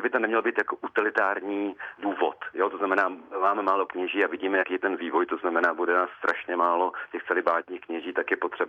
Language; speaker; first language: Czech; native; Czech